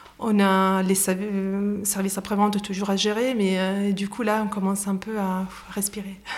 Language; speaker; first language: French; non-native, fluent; Italian